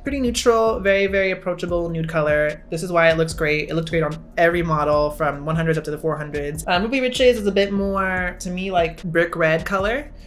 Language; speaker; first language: English; native; English